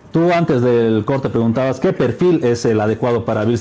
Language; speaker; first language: Spanish; native; Spanish